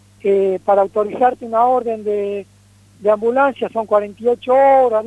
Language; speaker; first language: Spanish; native; Spanish